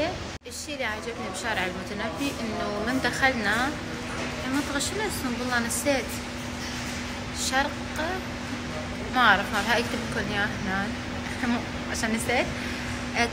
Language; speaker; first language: Arabic; non-native, fluent; Persian